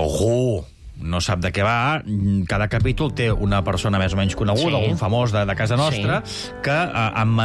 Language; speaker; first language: Catalan; native; Catalan